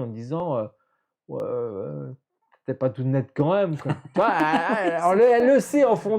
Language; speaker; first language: French; native; French